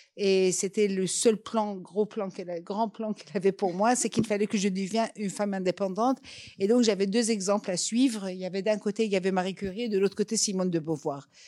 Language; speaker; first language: French; non-native, fluent; Persian